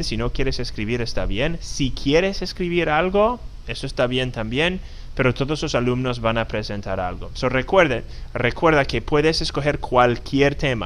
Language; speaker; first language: Spanish; non-native, fluent; English